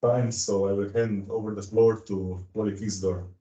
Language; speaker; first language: English; non-native, fluent; Slovenian